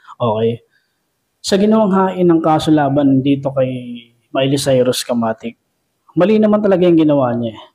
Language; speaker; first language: Filipino; native; Filipino